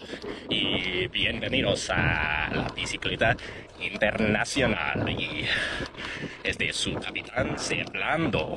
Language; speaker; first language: Spanish; non-native, learner; English